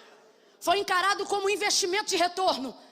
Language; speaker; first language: Portuguese; native; Portuguese